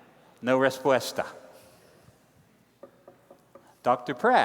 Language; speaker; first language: Spanish; non-native, learner; English